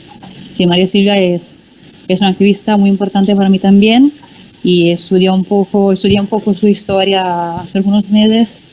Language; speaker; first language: Spanish; non-native, fluent; Italian